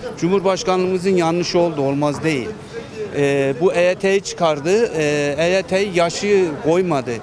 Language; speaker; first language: Turkish; non-native, local second language; Kurdish